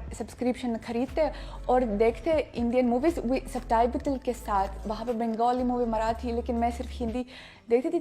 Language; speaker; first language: Hindi; non-native, fluent; Russian